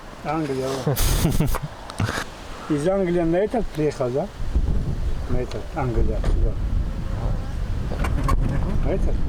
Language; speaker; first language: Russian; non-native, local second language; Tajik